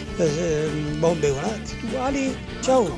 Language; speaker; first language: French; native; French